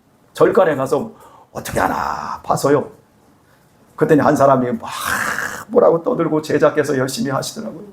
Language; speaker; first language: Korean; native; Korean